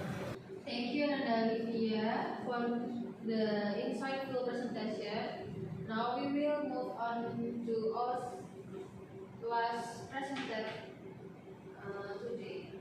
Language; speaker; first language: English; non-native, learner; Indonesian